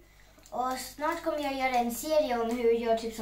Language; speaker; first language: Swedish; non-native, learner; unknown